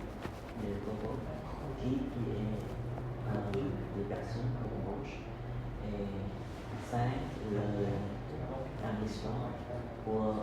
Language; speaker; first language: French; non-native, learner; Khmer